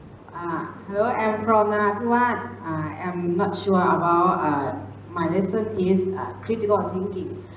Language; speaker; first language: English; non-native, learner; Thai